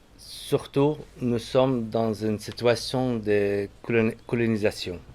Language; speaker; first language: French; non-native, fluent; Arabic